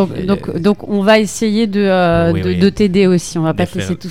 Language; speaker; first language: French; native; French